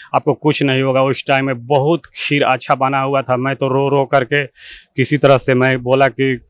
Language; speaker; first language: Hindi; native; Hindi